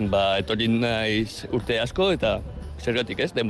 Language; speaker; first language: Basque; non-native, local second language; Spanish